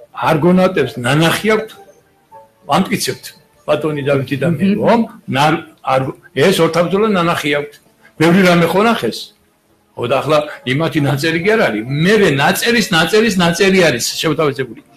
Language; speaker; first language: Georgian; native; Georgian